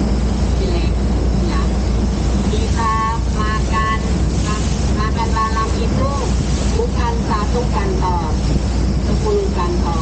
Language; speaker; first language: Indonesian; non-native, fluent; Thai